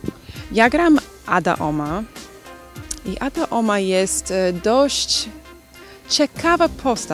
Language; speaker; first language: Polish; non-native, learner; English